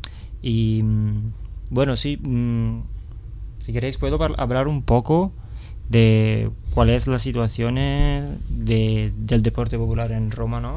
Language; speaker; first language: Spanish; non-native, fluent; Italian